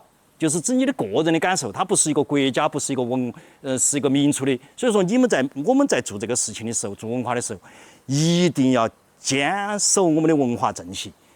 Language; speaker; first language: Chinese; native; Chinese